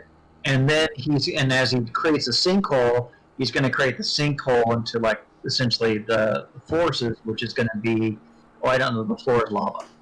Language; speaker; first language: English; native; English